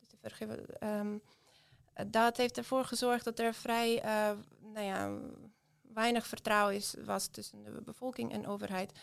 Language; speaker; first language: Dutch; non-native, fluent; Ukrainian